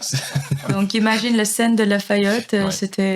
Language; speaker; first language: French; non-native, fluent; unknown